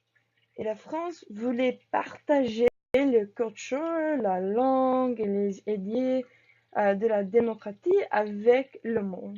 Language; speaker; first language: French; non-native, learner; English